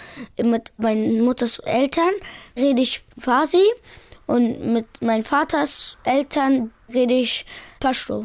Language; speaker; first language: German; early bilingual, other home language; Pashto